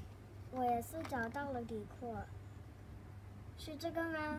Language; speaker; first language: Chinese; non-native, learner; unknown